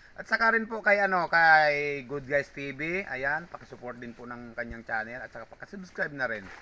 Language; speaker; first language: Filipino; native; Filipino